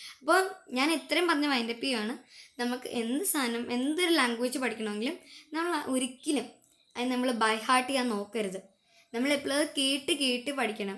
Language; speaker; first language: Malayalam; early bilingual, heritage; Malayalam